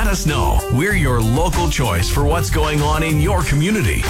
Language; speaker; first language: English; native; English